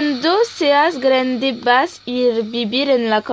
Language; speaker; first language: Spanish; non-native, learner; French